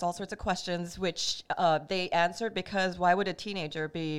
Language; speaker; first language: English; native; English